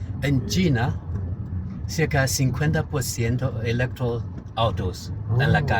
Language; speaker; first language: Spanish; non-native, learner; Chinese